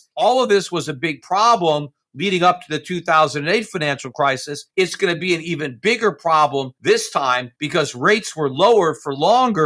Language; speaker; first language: English; native; English